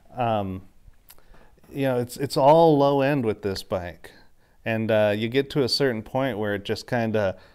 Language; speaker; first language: English; native; English